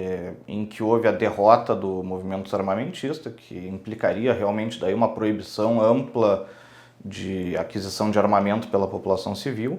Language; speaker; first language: Portuguese; native; Portuguese